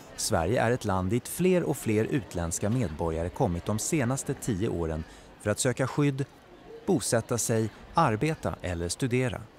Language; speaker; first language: Swedish; native; Swedish